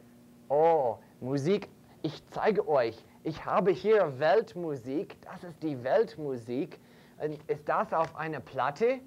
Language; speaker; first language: German; non-native, fluent; English